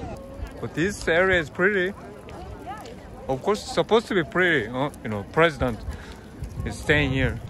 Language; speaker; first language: English; non-native, fluent; Korean